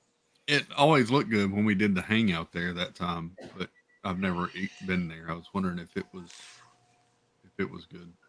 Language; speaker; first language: English; native; English